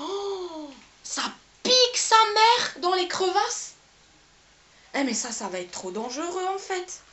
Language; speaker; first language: French; native; French